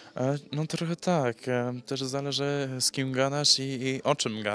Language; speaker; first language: Polish; early bilingual, heritage; English